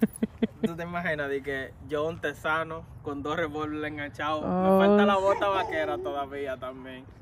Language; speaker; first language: Spanish; native; Spanish